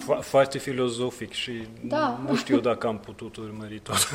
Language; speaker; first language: Romanian; non-native, fluent; Norwegian